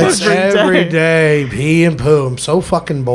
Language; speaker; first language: English; native; English